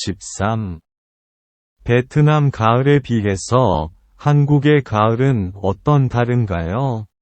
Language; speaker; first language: Korean; non-native, learner; Vietnamese